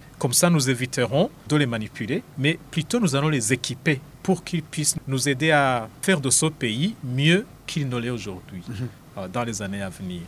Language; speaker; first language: French; non-native, local second language; Rundi